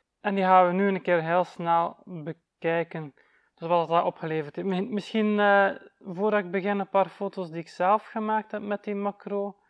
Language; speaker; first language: Dutch; native; Dutch